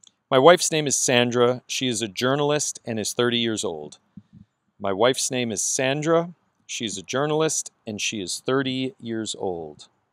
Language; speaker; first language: English; native; English